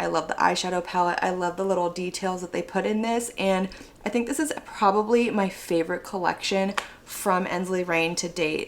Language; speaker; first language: English; native; English